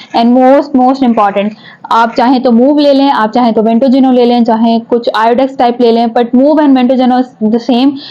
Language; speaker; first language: Urdu; native; Urdu